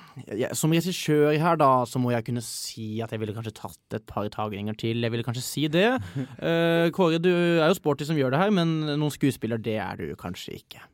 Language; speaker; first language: Norwegian; native; Norwegian